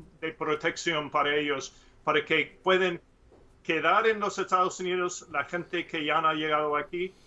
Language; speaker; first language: Spanish; non-native, learner; English